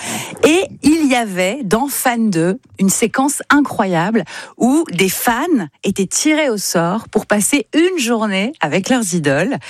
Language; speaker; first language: French; native; French